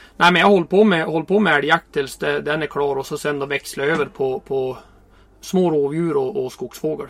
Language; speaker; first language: Swedish; native; Swedish